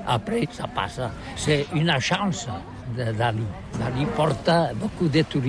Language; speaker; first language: French; non-native, learner; Catalan